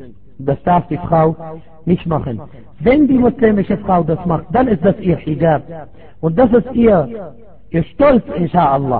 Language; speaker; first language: German; non-native, fluent; Arabic